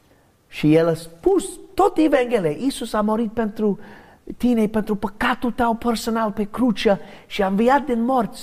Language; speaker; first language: Romanian; non-native, learner; English